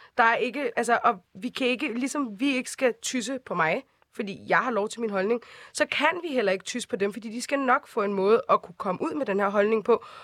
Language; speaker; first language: Danish; early bilingual, other home language; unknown